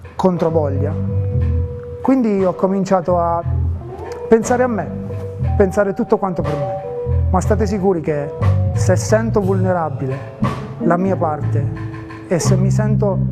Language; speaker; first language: Italian; native; Italian